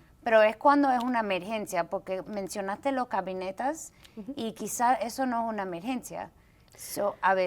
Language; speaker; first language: Spanish; early bilingual, heritage; Spanish